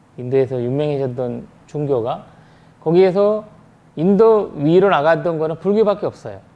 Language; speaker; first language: Korean; non-native, fluent; Sinhala